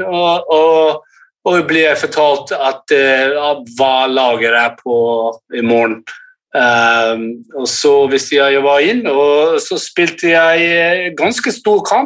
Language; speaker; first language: Norwegian; early bilingual, heritage; English